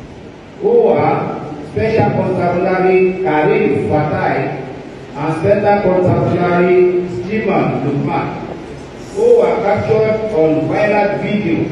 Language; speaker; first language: English; non-native, local second language; Yoruba